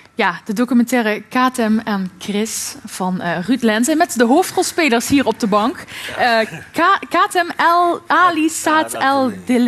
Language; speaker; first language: Dutch; native; Dutch